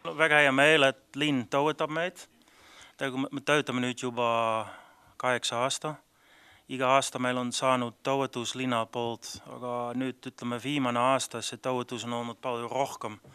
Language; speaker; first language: Estonian; non-native, local second language; Russian